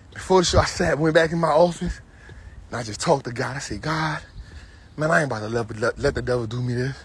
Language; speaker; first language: English; native; English